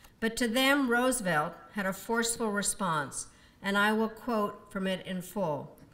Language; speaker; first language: English; early bilingual, other home language; Czech